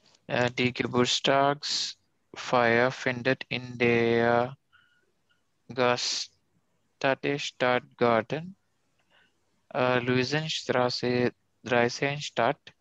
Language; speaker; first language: German; non-native, learner; Urdu